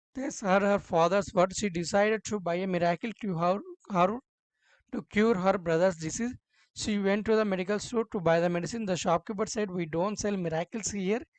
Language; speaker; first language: English; non-native, local second language; Telugu